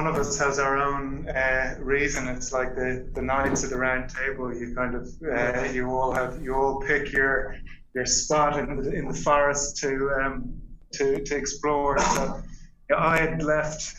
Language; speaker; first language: English; native; English